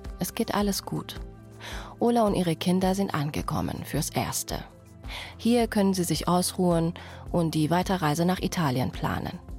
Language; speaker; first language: German; early bilingual, other home language; Persian